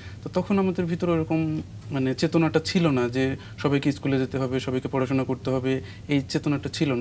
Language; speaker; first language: Bangla; non-native, local second language; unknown